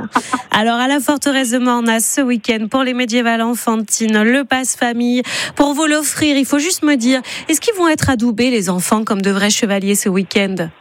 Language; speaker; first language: French; native; French